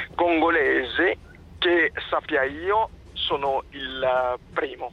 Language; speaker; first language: Italian; non-native, fluent; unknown